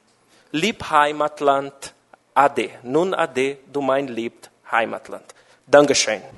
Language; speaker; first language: German; non-native, learner; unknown